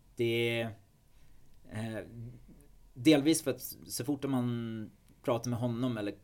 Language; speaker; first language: Swedish; non-native, fluent; English